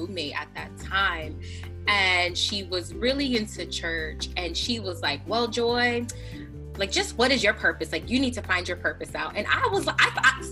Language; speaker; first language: English; native; English